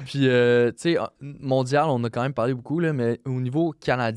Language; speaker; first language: French; native; French